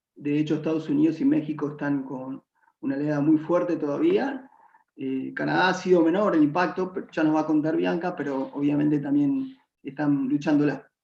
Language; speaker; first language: Spanish; native; Spanish